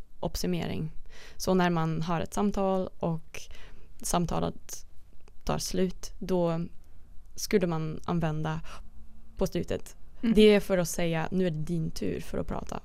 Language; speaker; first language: Swedish; non-native, fluent; Dutch